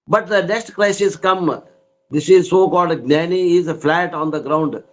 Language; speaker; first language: English; non-native, local second language; Kannada